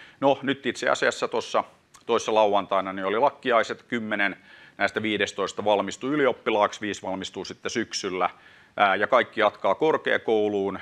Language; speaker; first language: Finnish; non-native, local second language; Swedish